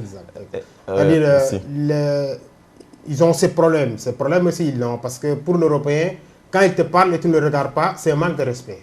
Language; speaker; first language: French; non-native, local second language; Wolof